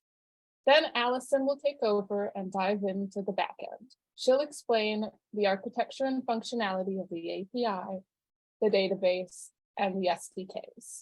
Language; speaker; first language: English; native; English